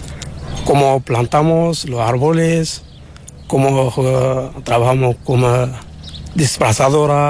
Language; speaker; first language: Spanish; non-native, learner; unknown